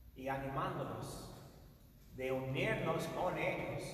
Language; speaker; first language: Spanish; non-native, fluent; English